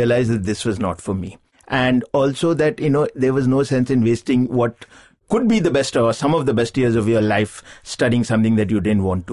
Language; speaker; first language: English; non-native, local second language; Bangla